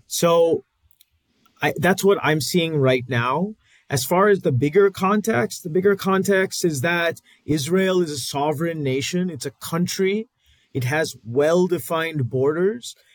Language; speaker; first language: English; native; English